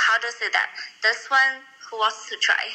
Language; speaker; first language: English; non-native, fluent; Chinese